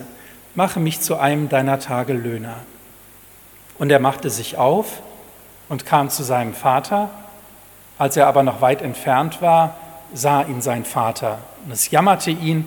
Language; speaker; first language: German; native; German